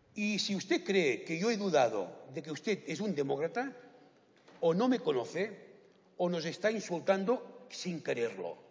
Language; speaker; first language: Spanish; native; Spanish